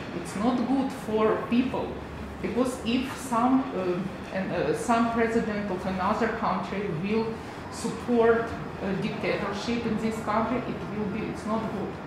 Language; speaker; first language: English; non-native, learner; Russian